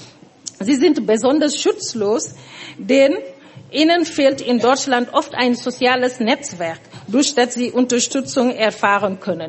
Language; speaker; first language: German; non-native, fluent; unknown